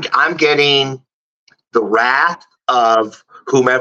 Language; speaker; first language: English; native; English